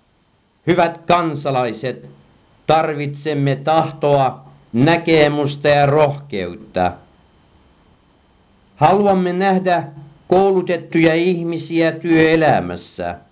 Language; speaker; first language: Finnish; non-native, fluent; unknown